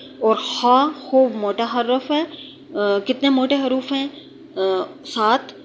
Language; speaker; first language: Urdu; native; Urdu